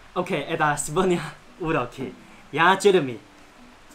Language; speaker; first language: Russian; non-native, learner; Chinese